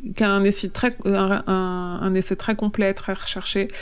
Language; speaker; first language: French; native; French